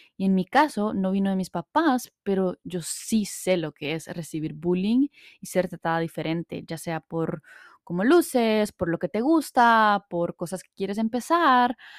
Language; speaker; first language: Spanish; early bilingual, heritage; Spanish